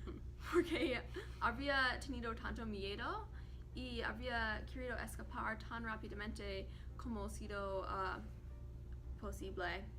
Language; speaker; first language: Spanish; non-native, learner; English